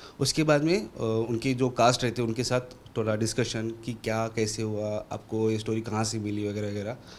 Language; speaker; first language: Hindi; non-native, local second language; Marathi